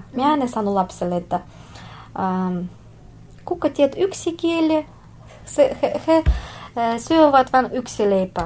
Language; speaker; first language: Finnish; non-native, learner; Russian